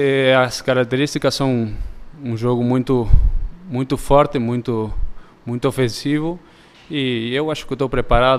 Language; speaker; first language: Portuguese; early bilingual, heritage; Spanish